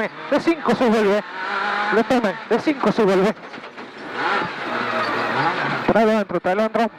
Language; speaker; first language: Spanish; native; Spanish